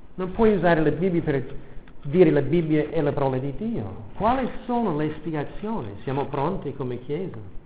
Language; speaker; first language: Italian; non-native, fluent; English